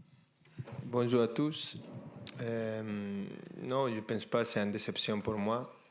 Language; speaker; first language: French; non-native, fluent; Spanish